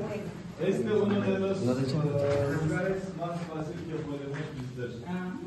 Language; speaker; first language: Spanish; non-native, fluent; Turkish